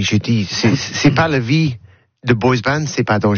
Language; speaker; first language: French; non-native, learner; English